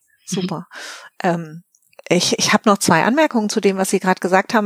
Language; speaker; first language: German; native; German